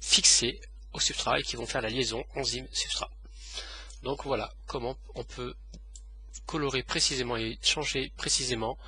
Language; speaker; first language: French; native; French